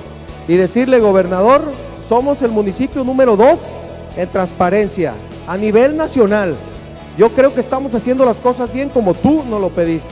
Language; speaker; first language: Spanish; native; Spanish